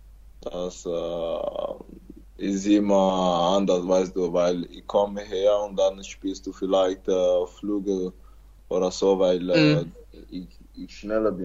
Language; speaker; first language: German; non-native, learner; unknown